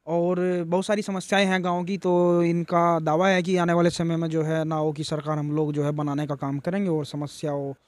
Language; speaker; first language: Hindi; native; Hindi